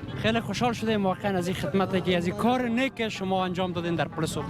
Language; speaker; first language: Persian; native; Persian